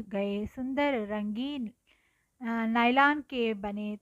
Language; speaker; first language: Hindi; non-native, local second language; Telugu